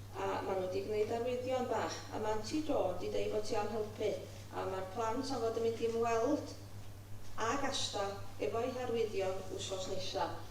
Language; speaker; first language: Welsh; native; Welsh